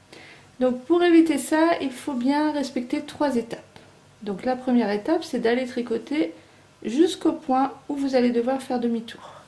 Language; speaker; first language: French; native; French